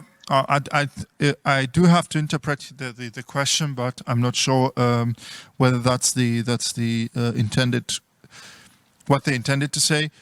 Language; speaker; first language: English; non-native, fluent; German